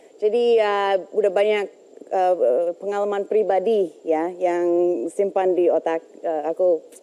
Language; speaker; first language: Indonesian; non-native, fluent; English